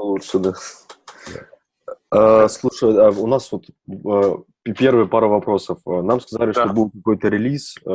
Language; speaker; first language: Russian; native; Russian